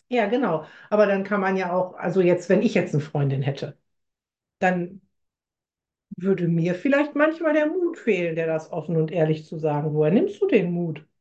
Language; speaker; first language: German; native; German